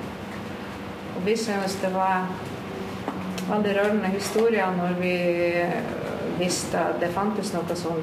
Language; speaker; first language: Norwegian; non-native, fluent; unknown